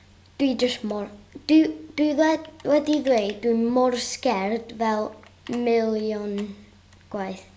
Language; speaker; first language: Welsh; non-native, local second language; English